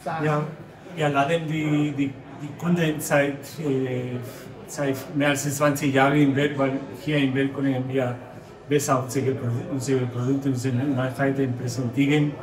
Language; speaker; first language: German; non-native, learner; Spanish